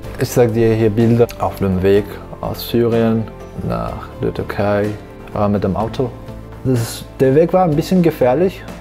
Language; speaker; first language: German; non-native, fluent; Arabic